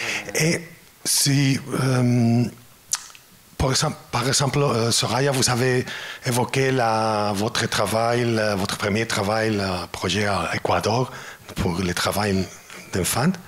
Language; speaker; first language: French; non-native, learner; Spanish